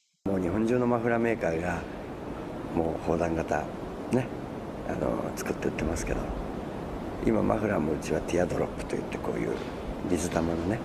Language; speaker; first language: Japanese; native; Japanese